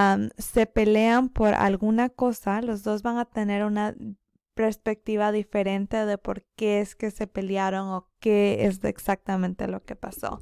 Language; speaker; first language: Spanish; early bilingual, other home language; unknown